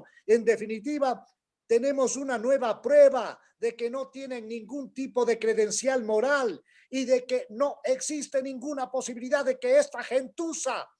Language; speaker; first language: Spanish; native; Spanish